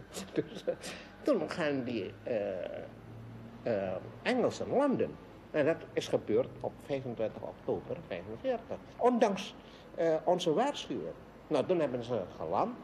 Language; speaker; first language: Dutch; non-native, local second language; Indonesian